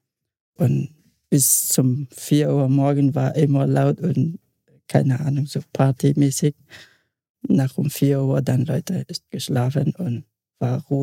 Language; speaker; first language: German; non-native, learner; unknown